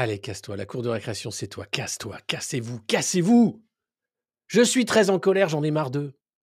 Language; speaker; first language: French; native; French